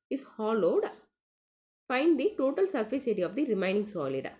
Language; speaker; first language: English; non-native, local second language; Tamil